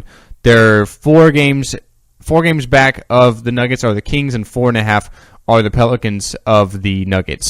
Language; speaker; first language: English; native; English